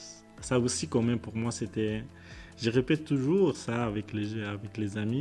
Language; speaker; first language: French; non-native, learner; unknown